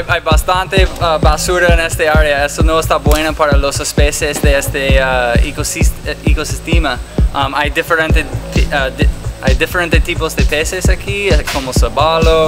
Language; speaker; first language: Spanish; early bilingual, heritage; English